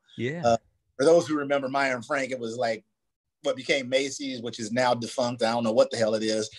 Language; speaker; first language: English; native; English